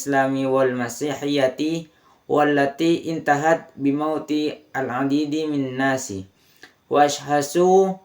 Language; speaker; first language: Arabic; non-native, learner; Indonesian